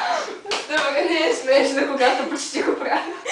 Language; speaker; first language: Bulgarian; native; Bulgarian